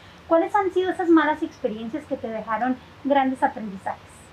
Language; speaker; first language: Spanish; native; Spanish